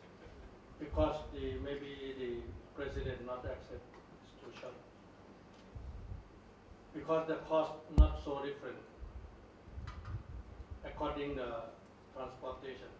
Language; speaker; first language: English; non-native, learner; Thai